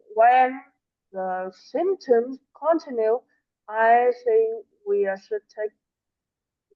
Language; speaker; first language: English; non-native, learner; Vietnamese